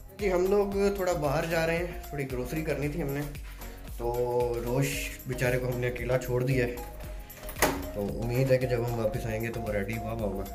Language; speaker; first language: Urdu; non-native, local second language; Punjabi